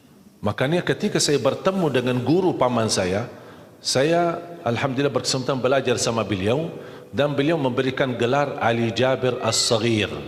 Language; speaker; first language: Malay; non-native, fluent; Arabic